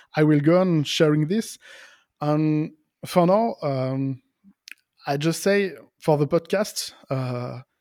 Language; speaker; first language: English; non-native, learner; French